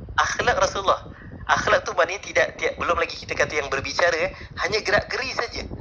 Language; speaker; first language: Malay; native; Malay